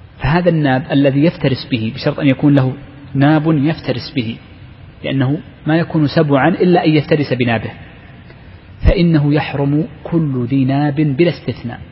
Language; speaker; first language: Arabic; native; Arabic